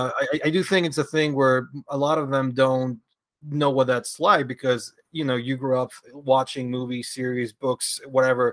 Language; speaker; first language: English; early bilingual, other home language; Spanish